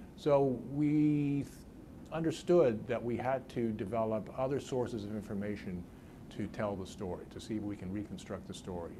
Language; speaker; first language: English; native; English